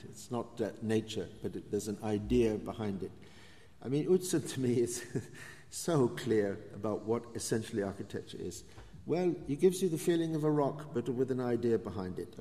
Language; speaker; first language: English; native; English